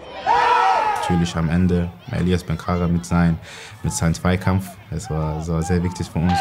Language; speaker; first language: German; non-native, learner; Swedish